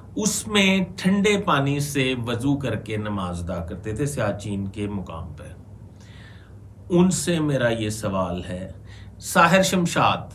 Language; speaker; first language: Urdu; native; Urdu